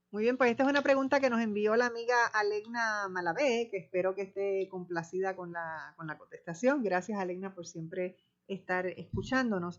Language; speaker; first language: Spanish; native; Spanish